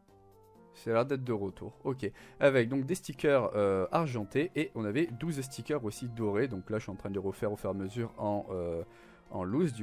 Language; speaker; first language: French; native; French